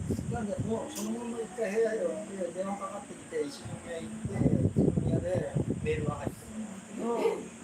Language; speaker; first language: Japanese; native; Japanese